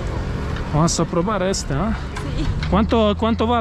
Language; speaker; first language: Spanish; non-native, learner; Croatian